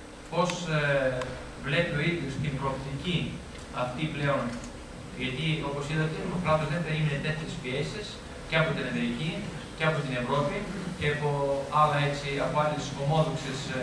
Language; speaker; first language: Greek; native; Greek